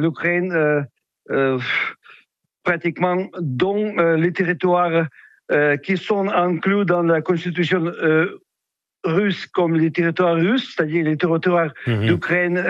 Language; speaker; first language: French; non-native, fluent; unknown